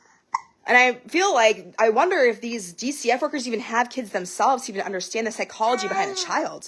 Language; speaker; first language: English; native; English